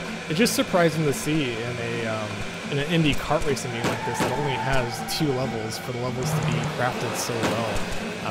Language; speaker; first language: English; native; English